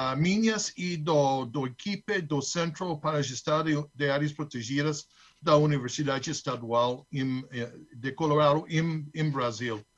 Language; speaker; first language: Portuguese; non-native, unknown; English